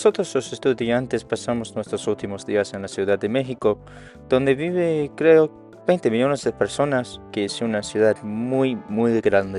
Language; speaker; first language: Spanish; non-native, learner; English